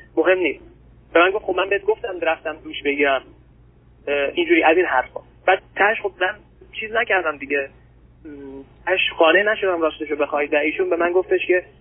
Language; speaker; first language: Persian; early bilingual, other home language; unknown